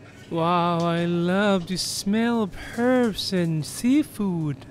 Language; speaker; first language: English; non-native, learner; Korean